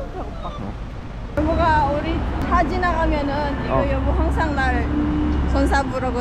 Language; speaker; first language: Korean; non-native, learner; Filipino